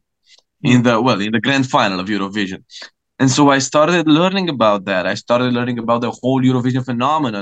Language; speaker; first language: English; non-native, fluent; Romanian